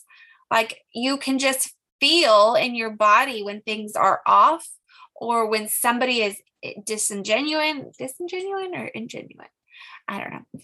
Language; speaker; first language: English; native; English